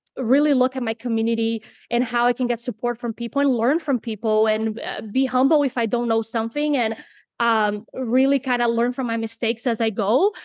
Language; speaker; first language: English; non-native, fluent; Portuguese